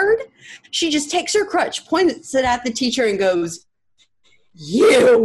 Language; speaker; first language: English; native; English